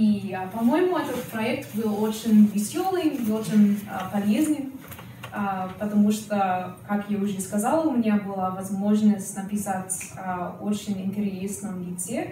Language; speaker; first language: Russian; non-native, fluent; English